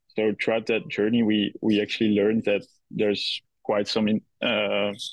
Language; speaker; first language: English; non-native, fluent; Dutch